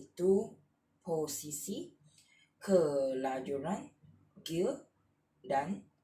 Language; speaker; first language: Malay; non-native, local second language; Chinese